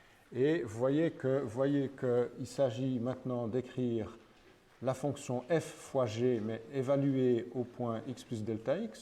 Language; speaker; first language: French; native; French